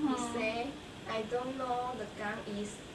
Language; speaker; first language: English; non-native, learner; Chinese